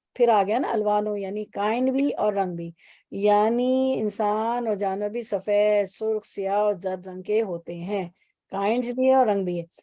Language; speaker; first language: Urdu; native; Urdu